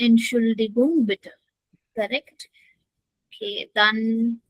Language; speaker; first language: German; non-native, fluent; Hindi